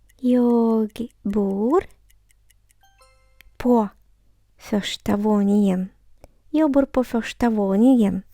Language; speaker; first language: Swedish; non-native, fluent; Ukrainian